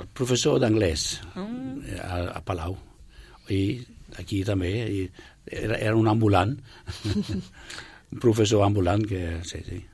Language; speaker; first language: Catalan; non-native, fluent; Swedish